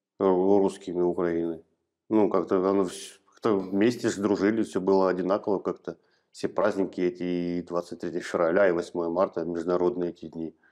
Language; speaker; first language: Russian; native; Russian